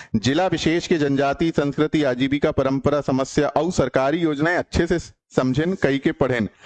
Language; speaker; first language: Hindi; native; Hindi